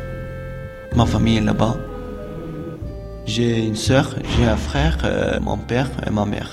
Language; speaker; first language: French; non-native, learner; Albanian